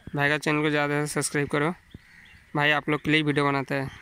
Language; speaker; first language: Hindi; non-native, local second language; Bangla